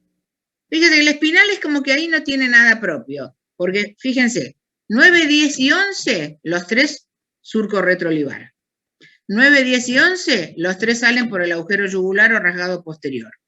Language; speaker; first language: Spanish; native; Spanish